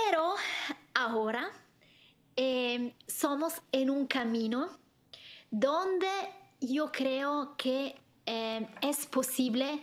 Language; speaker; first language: Spanish; non-native, fluent; Italian